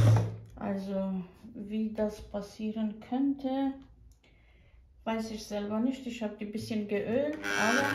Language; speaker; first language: German; non-native, fluent; Croatian